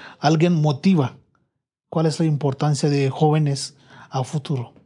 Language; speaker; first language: Spanish; non-native, learner; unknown